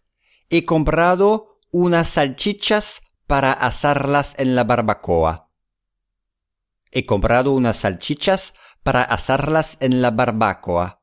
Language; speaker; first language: Spanish; non-native, fluent; English